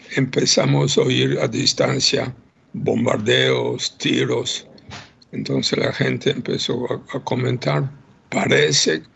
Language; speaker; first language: Spanish; non-native, fluent; Polish